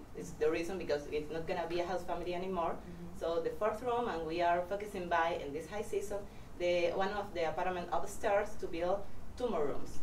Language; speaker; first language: English; non-native, fluent; Spanish